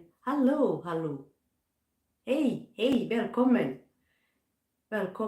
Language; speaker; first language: Swedish; non-native, fluent; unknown